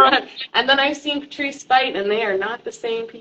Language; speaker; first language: English; native; English